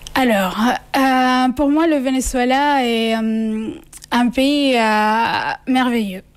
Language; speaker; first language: French; non-native, fluent; Spanish